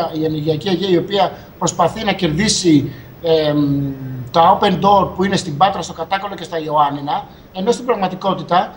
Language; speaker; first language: Greek; native; Greek